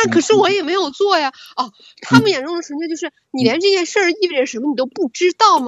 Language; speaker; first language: Chinese; native; Chinese